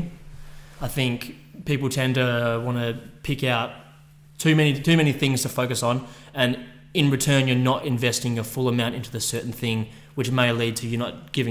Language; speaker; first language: English; native; English